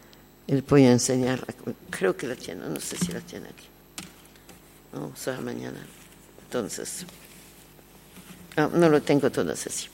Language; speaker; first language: Spanish; non-native, learner; French